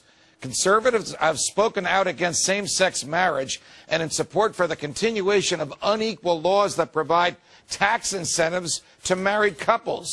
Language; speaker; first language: English; native; English